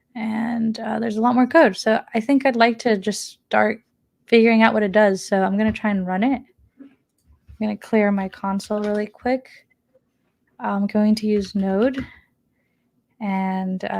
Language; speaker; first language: English; native; English